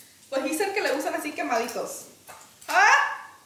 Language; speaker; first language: Spanish; early bilingual, heritage; Spanish